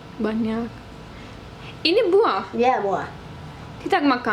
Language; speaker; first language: Indonesian; non-native, learner; Turkish